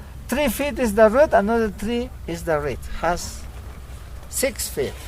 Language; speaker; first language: English; non-native, learner; Spanish